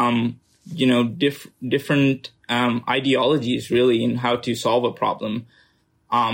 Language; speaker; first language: English; non-native, local second language; Urdu